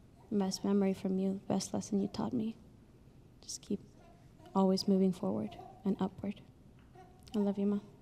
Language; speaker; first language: English; early bilingual, other home language; Spanish